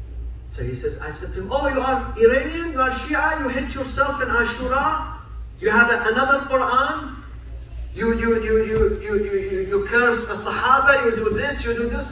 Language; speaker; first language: English; non-native, fluent; Arabic